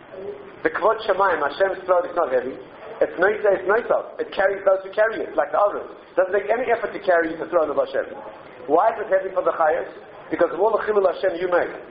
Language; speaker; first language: English; native; English